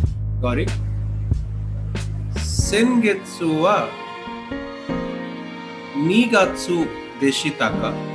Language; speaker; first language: Japanese; non-native, learner; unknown